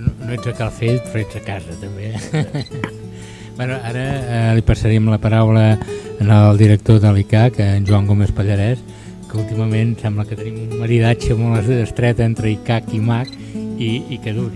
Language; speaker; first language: Catalan; native; Catalan